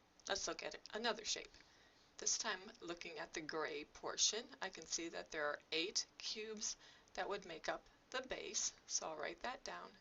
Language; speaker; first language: English; native; English